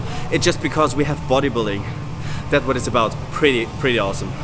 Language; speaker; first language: English; non-native, fluent; German